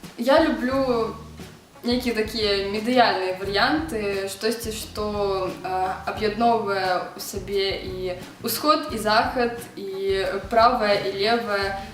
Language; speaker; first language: Belarusian; non-native, local second language; Russian